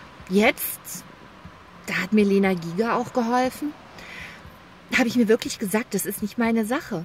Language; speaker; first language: German; native; German